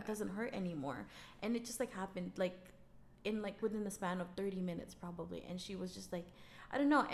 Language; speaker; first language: English; non-native, local second language; Filipino